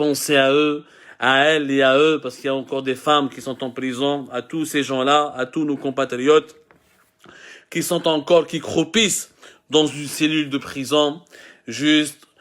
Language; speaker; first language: French; non-native, local second language; Arabic